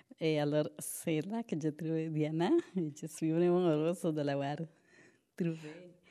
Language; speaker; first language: French; non-native, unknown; Spanish